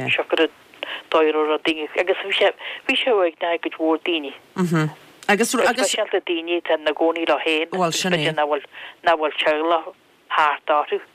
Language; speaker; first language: Irish; non-native, local second language; English